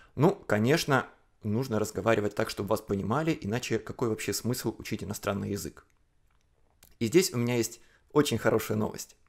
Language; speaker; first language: Russian; non-native, fluent; Chinese